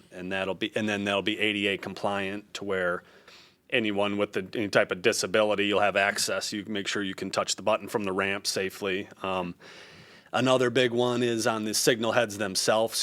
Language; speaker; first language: English; native; English